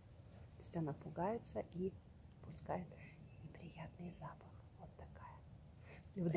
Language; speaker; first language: Russian; native; Russian